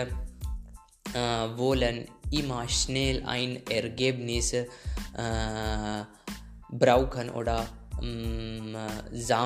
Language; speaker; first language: German; non-native, learner; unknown